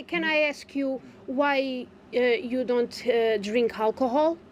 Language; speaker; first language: English; non-native, fluent; Portuguese